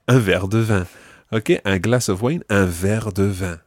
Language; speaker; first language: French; non-native, fluent; English